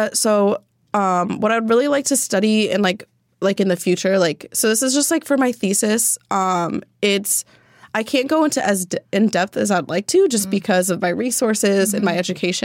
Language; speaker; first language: English; native; English